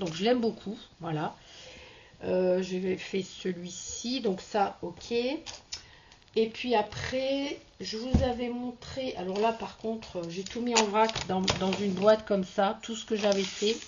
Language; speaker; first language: French; native; French